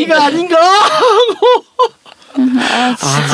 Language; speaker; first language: Korean; native; Korean